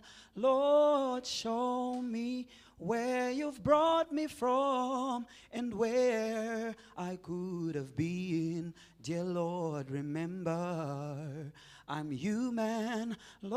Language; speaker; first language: English; non-native, local second language; Shona